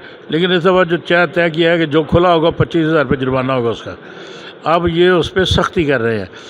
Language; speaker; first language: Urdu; non-native, local second language; Punjabi